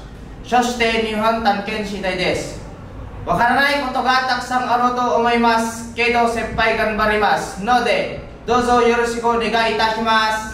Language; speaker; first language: Japanese; non-native, learner; Filipino